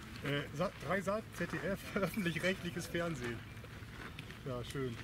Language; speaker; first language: German; native; German